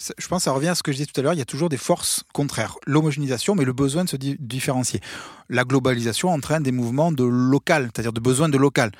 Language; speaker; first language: French; native; French